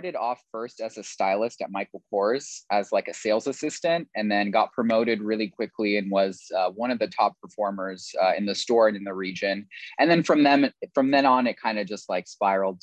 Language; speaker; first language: English; native; English